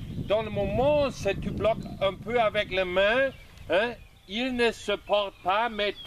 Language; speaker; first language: French; non-native, learner; German